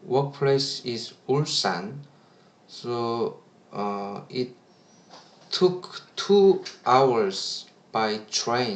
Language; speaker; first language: English; non-native, learner; Korean